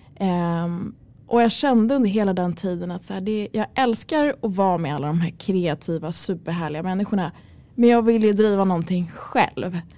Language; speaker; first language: Swedish; early bilingual, other home language; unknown